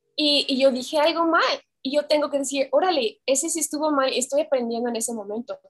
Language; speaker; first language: Spanish; non-native, fluent; English